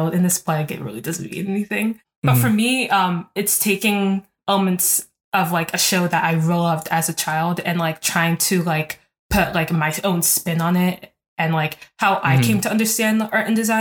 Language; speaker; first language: English; native; English